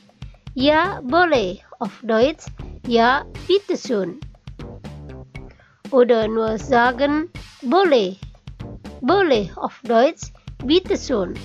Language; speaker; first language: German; non-native, fluent; Indonesian